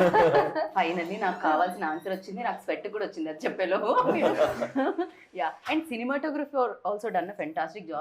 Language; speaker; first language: Telugu; native; Telugu